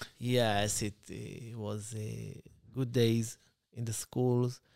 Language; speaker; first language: English; non-native, learner; Hebrew